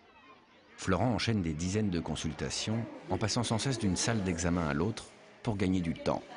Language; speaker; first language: French; native; French